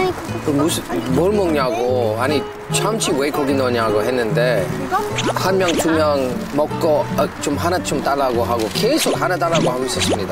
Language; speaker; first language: Korean; non-native, fluent; English